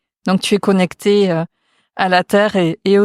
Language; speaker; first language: French; native; French